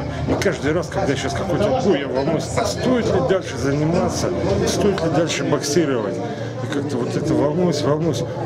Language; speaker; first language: Russian; native; Russian